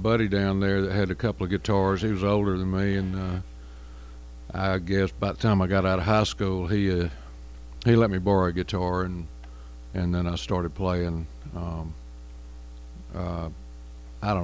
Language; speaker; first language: English; native; English